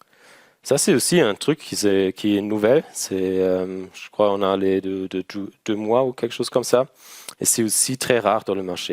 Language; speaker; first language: French; non-native, learner; German